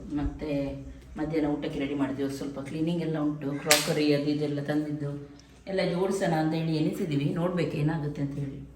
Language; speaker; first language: Kannada; native; Kannada